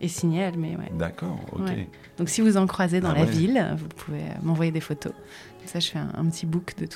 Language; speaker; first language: French; native; French